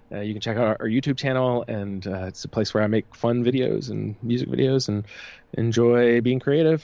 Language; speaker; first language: English; native; English